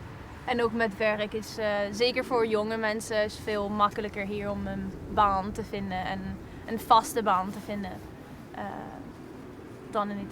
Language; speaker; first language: Dutch; non-native, fluent; Italian